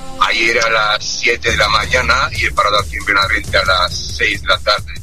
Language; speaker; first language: Spanish; non-native, fluent; Romanian